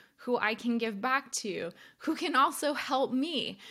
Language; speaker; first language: English; native; English